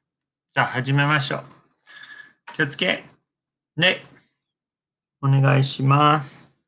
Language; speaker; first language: Japanese; non-native, fluent; English